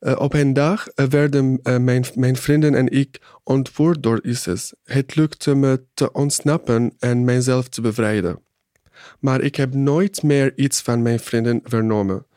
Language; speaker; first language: Dutch; non-native, fluent; Arabic